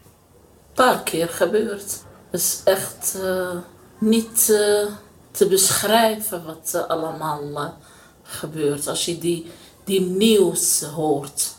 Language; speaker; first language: Dutch; non-native, learner; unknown